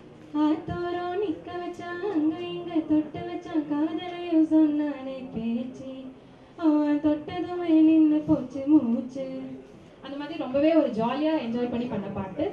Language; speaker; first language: Tamil; native; Tamil